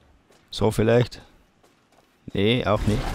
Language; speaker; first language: German; native; German